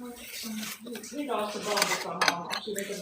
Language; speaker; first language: Finnish; native; Finnish